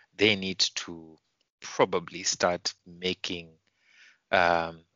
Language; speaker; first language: English; non-native, local second language; Shona